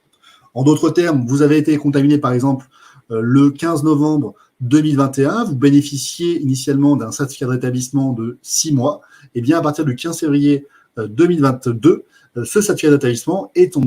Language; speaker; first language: French; native; French